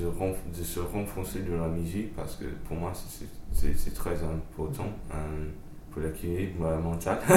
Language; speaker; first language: French; non-native, fluent; English